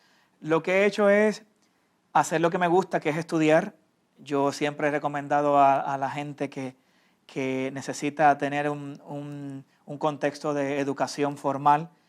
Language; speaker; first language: Spanish; native; Spanish